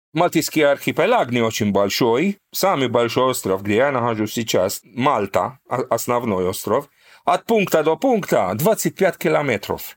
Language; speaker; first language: Russian; non-native, fluent; Maltese